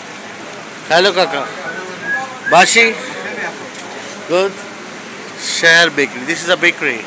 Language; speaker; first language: English; non-native, fluent; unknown